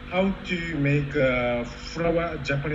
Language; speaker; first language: English; non-native, learner; Japanese